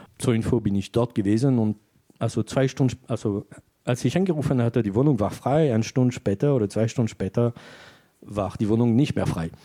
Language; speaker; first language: German; non-native, fluent; French